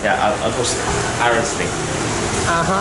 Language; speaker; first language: English; non-native, learner; Vietnamese